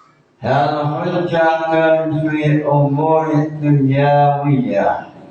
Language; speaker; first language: Arabic; non-native, fluent; Indonesian